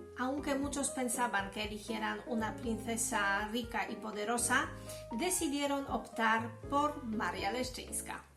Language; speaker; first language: Spanish; non-native, fluent; Polish